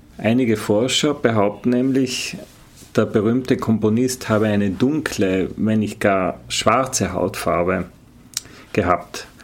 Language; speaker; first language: German; native; German